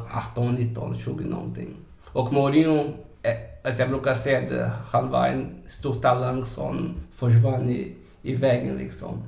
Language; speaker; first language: Swedish; non-native, fluent; Portuguese